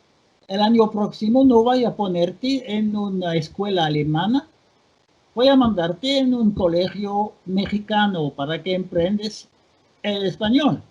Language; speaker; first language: Spanish; non-native, fluent; French